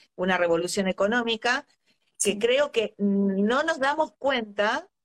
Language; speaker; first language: Spanish; native; Spanish